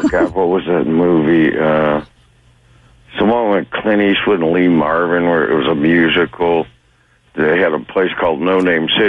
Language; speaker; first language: English; native; English